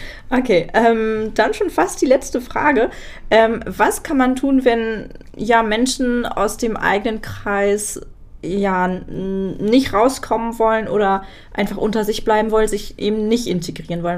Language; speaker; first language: German; native; German